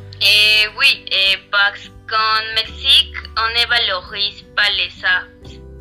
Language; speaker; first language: French; non-native, learner; Spanish